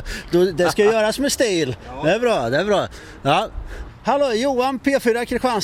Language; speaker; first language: Swedish; native; Swedish